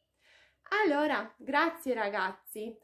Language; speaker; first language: Italian; non-native, fluent; Polish